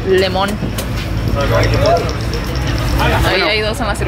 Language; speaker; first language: Spanish; native; Spanish